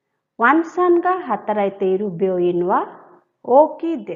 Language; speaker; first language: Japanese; non-native, fluent; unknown